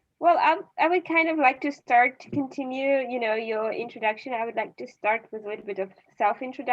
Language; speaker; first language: English; non-native, fluent; Russian